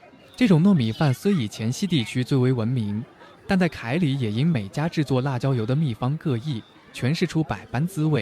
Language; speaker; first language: Chinese; native; Chinese